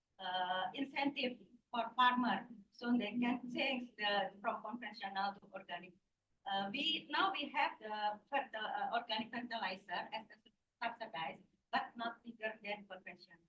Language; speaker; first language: English; non-native, learner; Indonesian